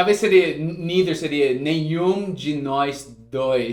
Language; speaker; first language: Portuguese; non-native, fluent; English